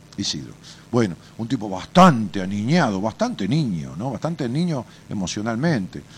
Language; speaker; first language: Spanish; native; Spanish